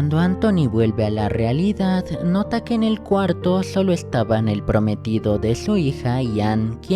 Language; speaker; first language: Spanish; native; Spanish